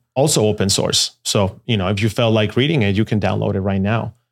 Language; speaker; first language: English; non-native, fluent; Spanish